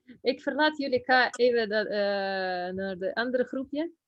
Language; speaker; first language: Dutch; non-native, fluent; Russian